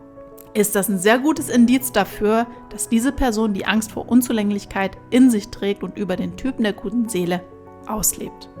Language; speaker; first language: German; native; German